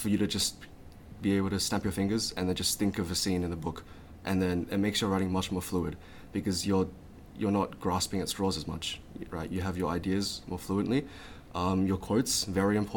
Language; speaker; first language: English; early bilingual, other home language; Chinese